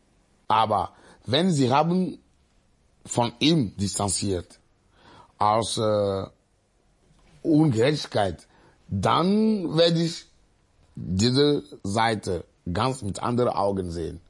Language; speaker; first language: German; non-native, learner; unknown